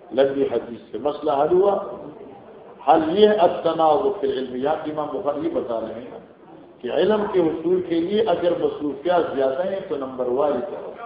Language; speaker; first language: Urdu; non-native, local second language; Northern Hindko